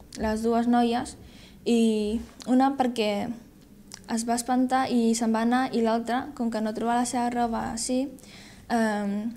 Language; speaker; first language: Catalan; non-native, fluent; Chinese